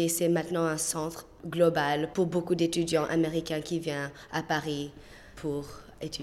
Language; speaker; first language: French; non-native, fluent; English